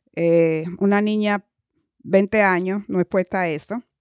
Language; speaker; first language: English; non-native, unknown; Spanish